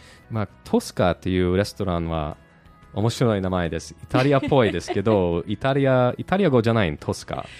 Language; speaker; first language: Japanese; non-native, learner; English